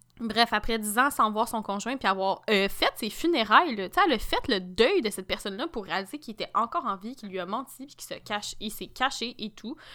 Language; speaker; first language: French; native; French